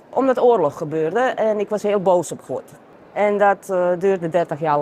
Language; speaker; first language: Dutch; non-native, fluent; Croatian